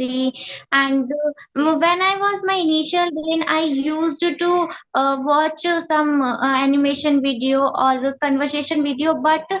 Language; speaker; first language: English; non-native, learner; Hindi